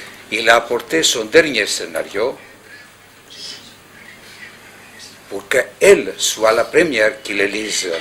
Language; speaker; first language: French; non-native, fluent; Greek